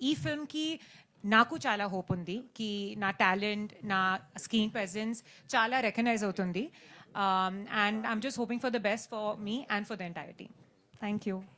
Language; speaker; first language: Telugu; non-native, learner; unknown